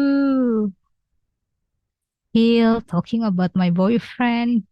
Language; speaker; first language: English; non-native, learner; Indonesian